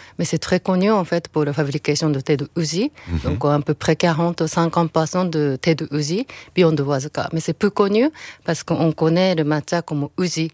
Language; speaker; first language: French; non-native, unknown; Japanese